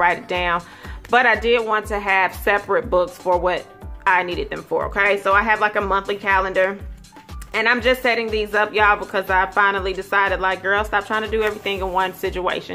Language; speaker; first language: English; native; English